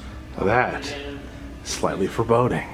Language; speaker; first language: English; native; English